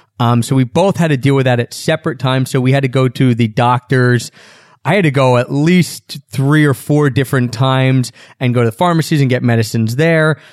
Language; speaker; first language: English; native; English